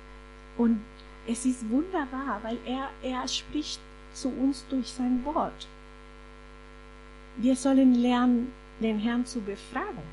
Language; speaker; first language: German; non-native, fluent; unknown